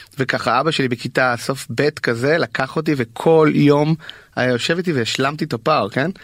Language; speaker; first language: Hebrew; native; Hebrew